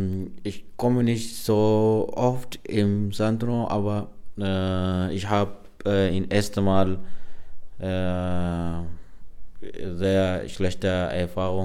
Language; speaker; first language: German; non-native, learner; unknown